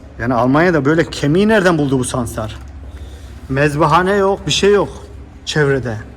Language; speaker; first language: Turkish; early bilingual, heritage; Turkish